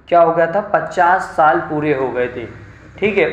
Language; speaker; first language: Hindi; non-native, local second language; Marathi